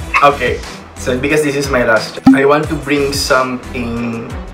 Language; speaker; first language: English; non-native, local second language; Filipino